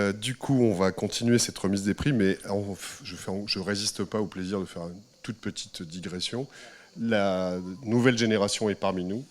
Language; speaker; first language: French; native; French